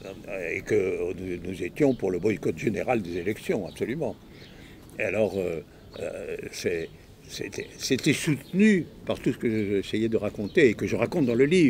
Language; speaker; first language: French; native; French